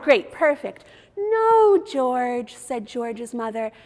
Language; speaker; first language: English; native; English